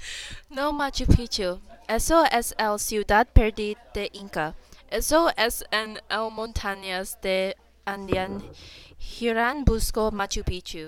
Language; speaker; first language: Spanish; non-native, learner; English